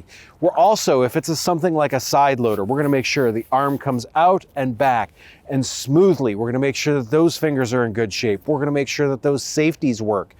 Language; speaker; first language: English; native; English